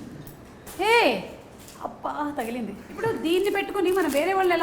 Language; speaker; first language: Telugu; native; Telugu